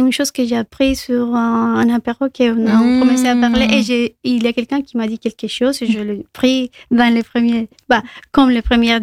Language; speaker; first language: French; non-native, fluent; Spanish